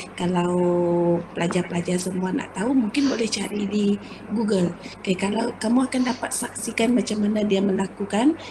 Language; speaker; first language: Malay; non-native, local second language; Iban